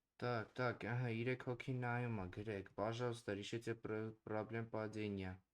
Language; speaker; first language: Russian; non-native, learner; Armenian